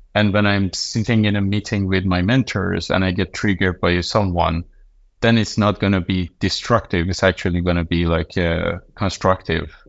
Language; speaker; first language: English; non-native, fluent; Persian